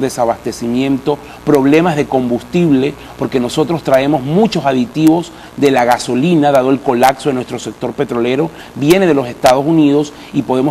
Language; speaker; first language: Spanish; native; Spanish